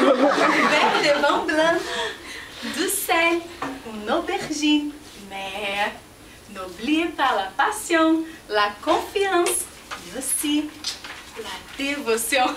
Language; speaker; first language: French; non-native, learner; Portuguese